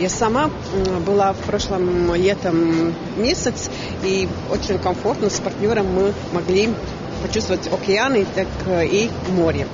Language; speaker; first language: Russian; non-native, fluent; Latvian